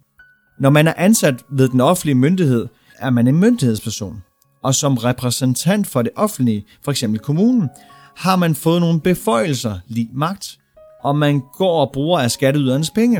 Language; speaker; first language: Danish; native; Danish